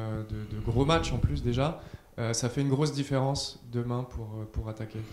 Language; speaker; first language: French; native; French